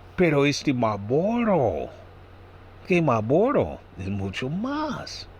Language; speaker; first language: Spanish; non-native, learner; English